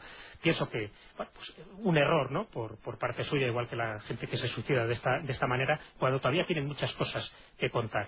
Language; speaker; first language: Spanish; native; Spanish